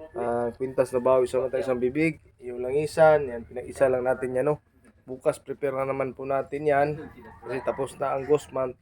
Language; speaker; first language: Filipino; non-native, local second language; Cebuano